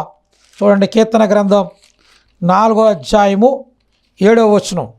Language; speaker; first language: Telugu; native; Telugu